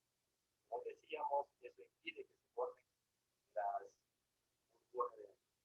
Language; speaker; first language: Spanish; native; Spanish